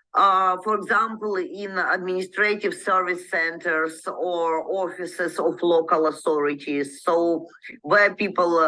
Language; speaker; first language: English; non-native, learner; Ukrainian